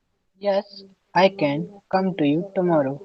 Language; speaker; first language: English; non-native, learner; Hindi